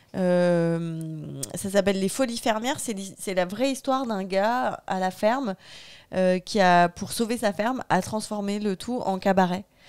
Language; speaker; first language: French; native; French